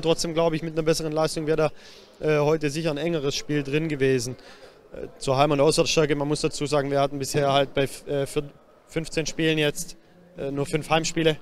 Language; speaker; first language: German; native; German